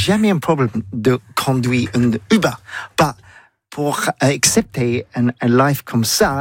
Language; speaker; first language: French; non-native, learner; English